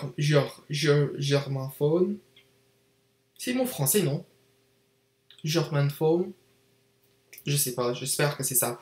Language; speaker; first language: French; non-native, learner; English